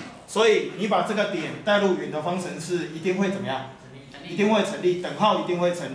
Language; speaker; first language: Chinese; native; Chinese